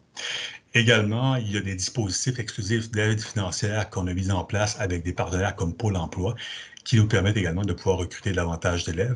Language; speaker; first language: French; native; French